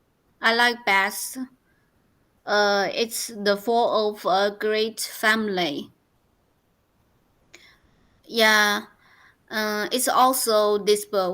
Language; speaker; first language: English; non-native, learner; Chinese